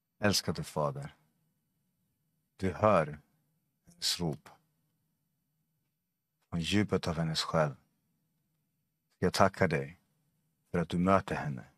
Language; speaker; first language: Swedish; non-native, fluent; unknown